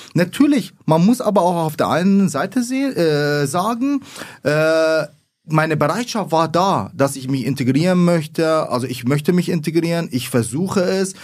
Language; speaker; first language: German; early bilingual, other home language; Arabic